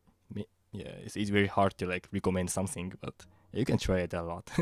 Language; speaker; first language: English; non-native, fluent; Japanese